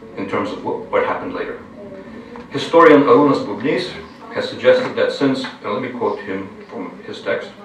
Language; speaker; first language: English; non-native, fluent; Lithuanian